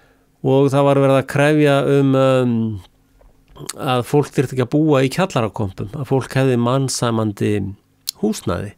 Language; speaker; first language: Icelandic; native; Icelandic